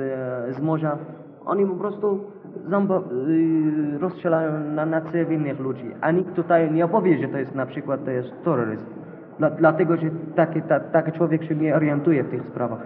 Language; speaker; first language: Polish; non-native, learner; Arabic